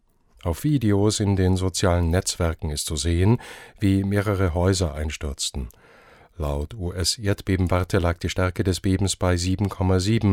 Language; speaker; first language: German; native; German